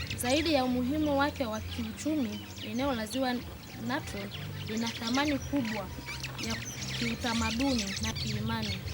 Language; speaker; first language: Swahili; non-native, local second language; Masai